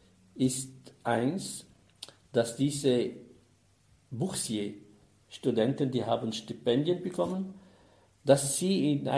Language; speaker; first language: German; non-native, fluent; Arabic